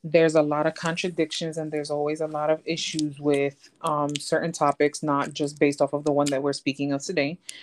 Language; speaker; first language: English; early bilingual, other home language; Spanish